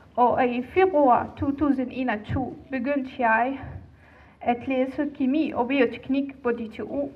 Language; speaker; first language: Danish; non-native, fluent; Arabic